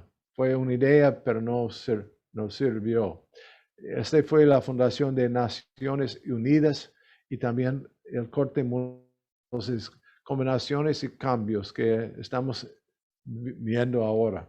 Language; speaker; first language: Spanish; non-native, learner; English